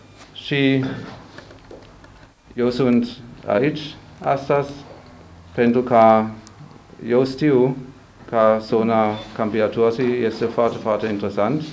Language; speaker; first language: Romanian; non-native, learner; German